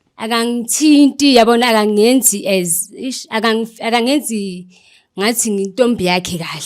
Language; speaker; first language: Zulu; native; Zulu